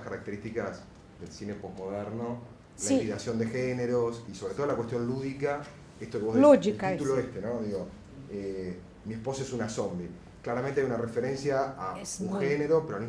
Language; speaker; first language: Spanish; native; Spanish